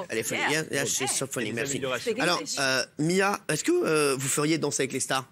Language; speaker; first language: French; native; French